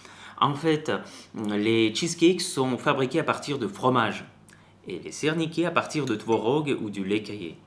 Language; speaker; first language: French; non-native, fluent; Russian